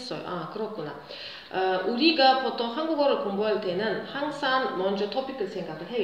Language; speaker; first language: Korean; non-native, fluent; Uzbek